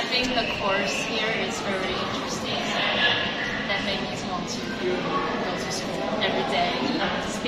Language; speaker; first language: English; non-native, learner; Chinese